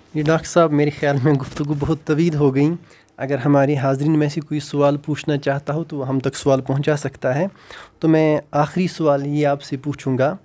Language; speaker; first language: Urdu; non-native, local second language; Kashmiri